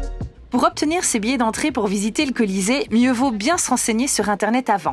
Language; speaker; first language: French; native; French